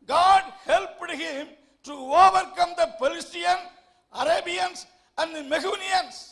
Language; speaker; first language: English; non-native, local second language; Tamil